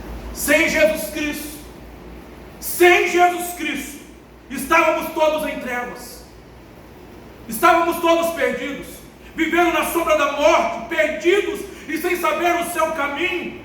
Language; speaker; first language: Portuguese; native; Portuguese